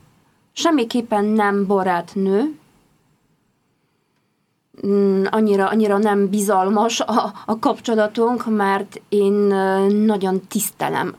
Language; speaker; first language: Hungarian; non-native, fluent; Polish